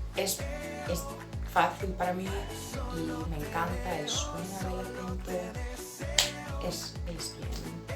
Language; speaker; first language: Spanish; non-native, learner; English